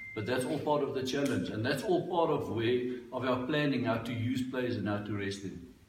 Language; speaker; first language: English; non-native, local second language; Afrikaans